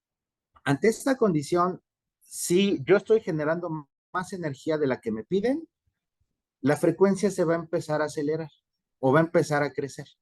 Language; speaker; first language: Spanish; native; Spanish